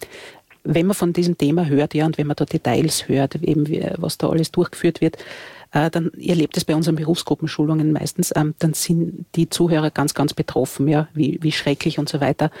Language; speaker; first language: German; native; German